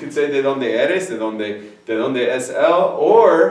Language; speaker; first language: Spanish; non-native, fluent; English